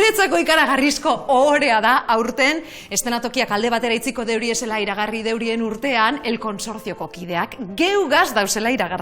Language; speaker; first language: Basque; native; Basque